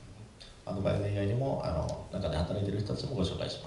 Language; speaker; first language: Japanese; native; Japanese